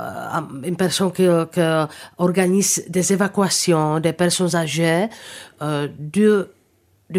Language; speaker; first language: French; non-native, fluent; Czech